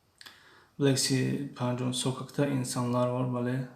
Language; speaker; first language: Turkish; non-native, fluent; Tajik